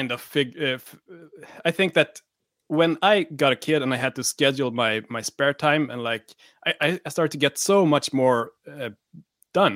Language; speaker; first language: English; non-native, fluent; Swedish